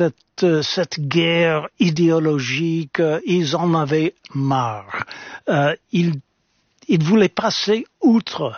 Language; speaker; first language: French; non-native, fluent; English